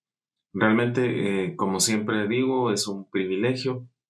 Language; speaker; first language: Spanish; native; Spanish